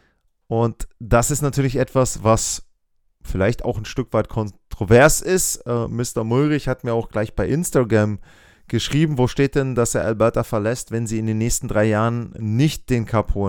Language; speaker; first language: German; native; German